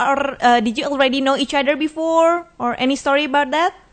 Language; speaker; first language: English; non-native, fluent; Indonesian